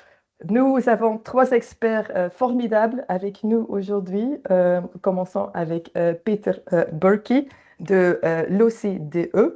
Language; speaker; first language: French; native; French